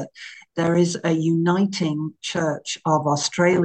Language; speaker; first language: English; native; English